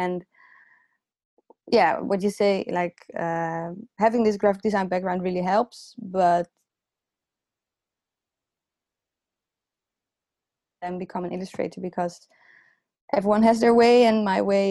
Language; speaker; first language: English; non-native, fluent; Dutch